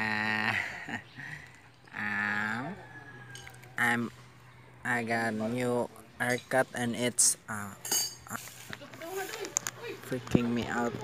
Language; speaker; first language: English; non-native, learner; Cebuano